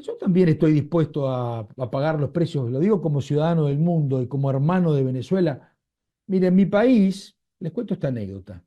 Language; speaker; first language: Spanish; native; Spanish